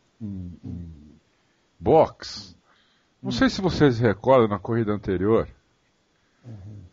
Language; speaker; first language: Portuguese; native; Portuguese